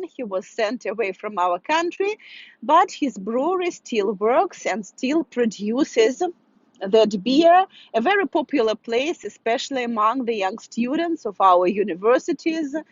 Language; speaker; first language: English; non-native, fluent; Russian